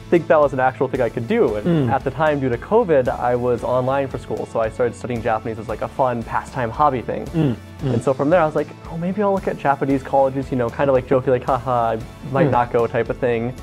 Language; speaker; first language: English; native; English